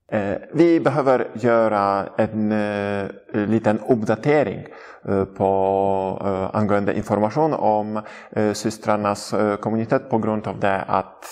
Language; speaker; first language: Swedish; non-native, fluent; Polish